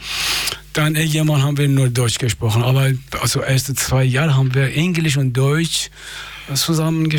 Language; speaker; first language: German; non-native, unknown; Persian